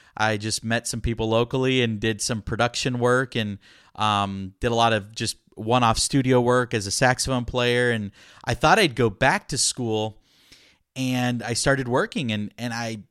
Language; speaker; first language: English; early bilingual, other home language; Spanish